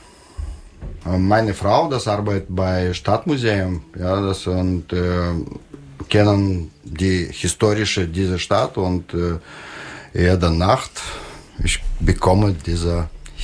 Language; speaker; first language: German; non-native, learner; Russian